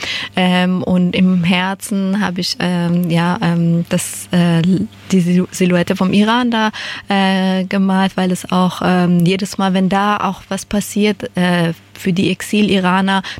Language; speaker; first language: German; non-native, fluent; Persian